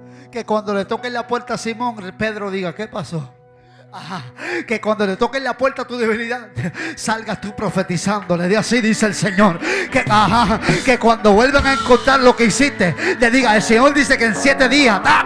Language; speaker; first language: Spanish; native; Spanish